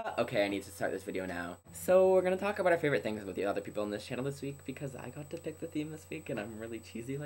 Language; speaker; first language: English; native; English